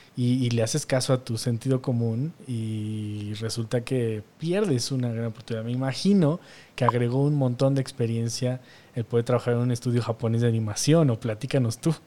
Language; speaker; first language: Spanish; native; Spanish